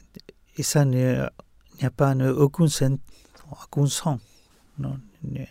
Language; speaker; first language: French; non-native, learner; Spanish